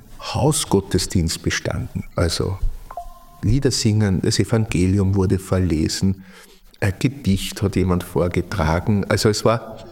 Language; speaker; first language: German; native; German